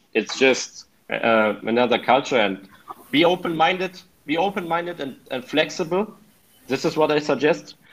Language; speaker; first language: English; non-native, fluent; German